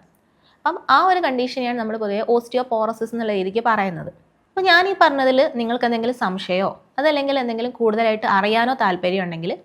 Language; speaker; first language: Malayalam; native; Malayalam